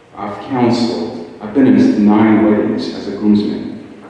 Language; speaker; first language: English; native; English